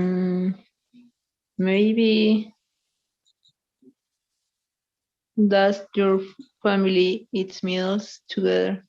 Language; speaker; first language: English; non-native, learner; Spanish